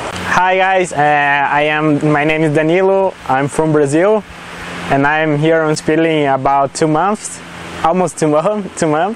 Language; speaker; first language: English; non-native, learner; Portuguese